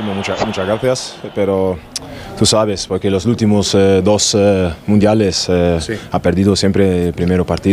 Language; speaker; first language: Spanish; non-native, learner; German